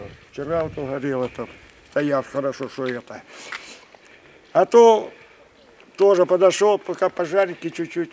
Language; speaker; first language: Russian; native; Russian